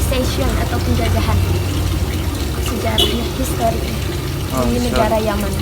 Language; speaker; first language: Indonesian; native; Indonesian